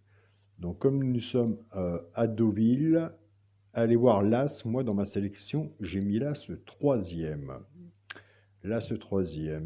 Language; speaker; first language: French; native; French